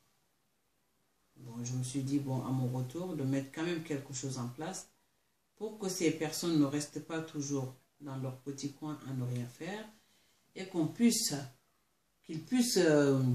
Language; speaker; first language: French; non-native, local second language; Mandingo